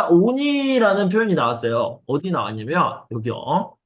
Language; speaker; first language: Korean; native; Korean